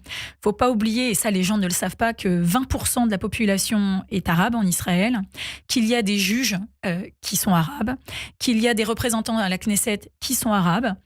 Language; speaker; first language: French; native; French